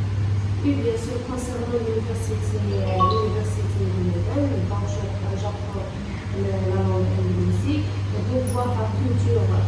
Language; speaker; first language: French; non-native, local second language; Arabic